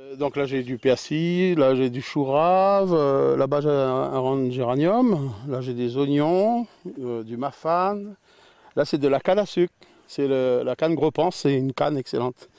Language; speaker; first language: French; native; French